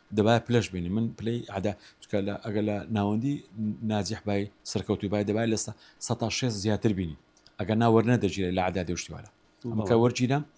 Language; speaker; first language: Central Kurdish; native; Central Kurdish